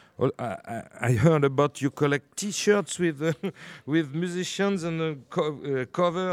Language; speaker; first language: English; non-native, learner; French